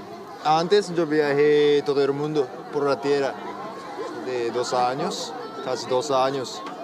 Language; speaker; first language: Spanish; non-native, learner; Japanese